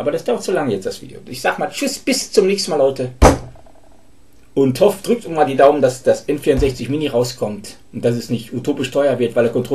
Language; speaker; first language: German; native; German